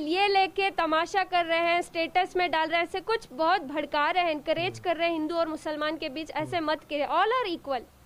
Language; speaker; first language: Hindi; non-native, local second language; Urdu